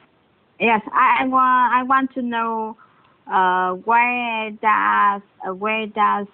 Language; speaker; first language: English; non-native, learner; Vietnamese